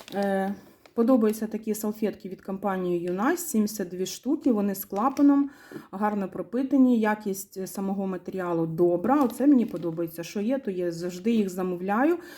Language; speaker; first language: Ukrainian; non-native, local second language; Russian